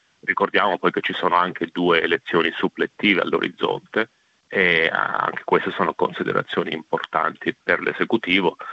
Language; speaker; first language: Italian; native; Italian